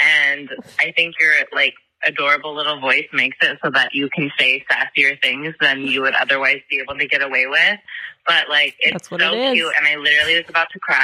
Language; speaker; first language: English; native; English